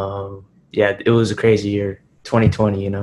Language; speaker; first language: English; native; English